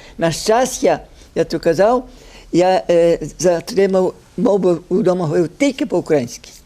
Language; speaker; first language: Ukrainian; early bilingual, heritage; Ukrainian